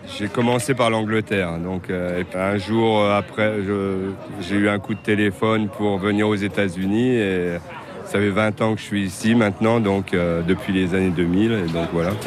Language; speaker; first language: French; native; French